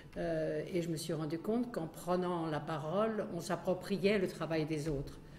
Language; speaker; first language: French; native; French